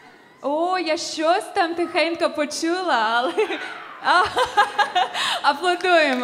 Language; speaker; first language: Ukrainian; non-native, fluent; English